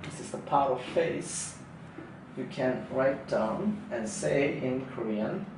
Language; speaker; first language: English; non-native, fluent; Korean